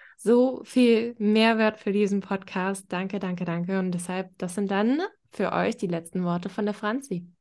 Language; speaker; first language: German; native; German